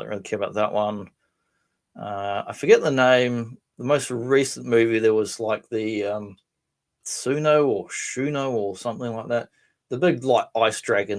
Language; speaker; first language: English; native; English